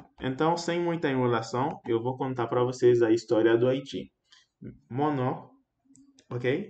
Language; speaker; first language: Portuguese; non-native, fluent; Haitian Creole